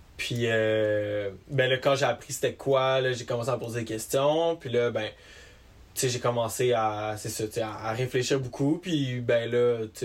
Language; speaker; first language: French; native; French